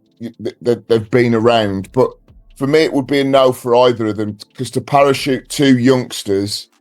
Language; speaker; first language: English; native; English